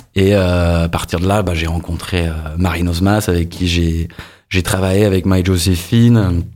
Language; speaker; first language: French; non-native, fluent; English